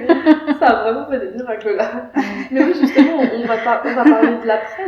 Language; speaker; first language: French; native; French